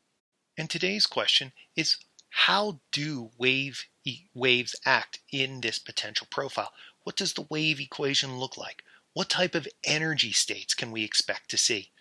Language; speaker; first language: English; native; English